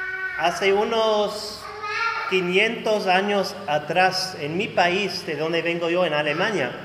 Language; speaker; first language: Spanish; non-native, fluent; German